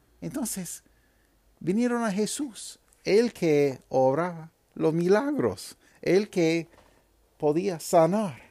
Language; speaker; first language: Spanish; non-native, fluent; English